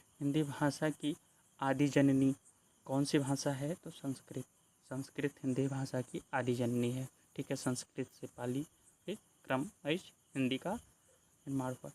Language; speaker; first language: Hindi; native; Hindi